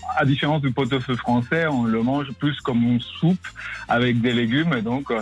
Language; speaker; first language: French; non-native, fluent; Spanish